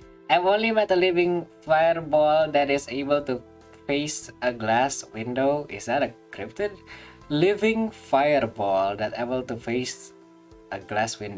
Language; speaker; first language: English; non-native, fluent; Indonesian